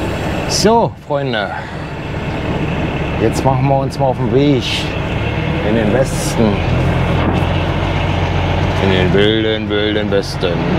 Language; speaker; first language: German; native; German